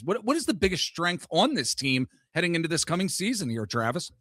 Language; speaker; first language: English; native; English